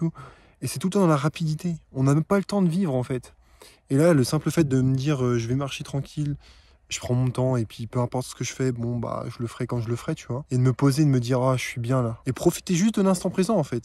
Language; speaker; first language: French; native; French